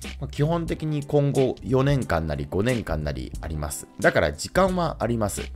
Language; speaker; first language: Japanese; native; Japanese